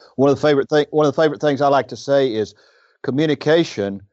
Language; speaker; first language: English; native; English